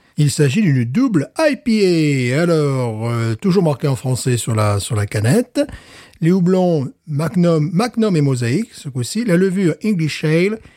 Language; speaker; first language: French; native; French